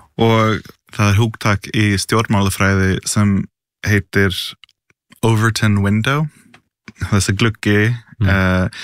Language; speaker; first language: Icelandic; non-native, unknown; English